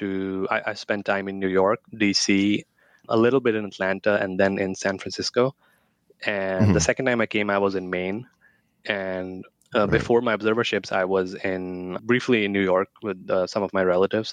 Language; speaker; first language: English; non-native, local second language; Urdu